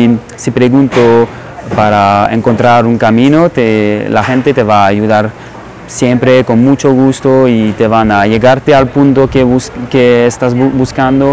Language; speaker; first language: Spanish; non-native, fluent; French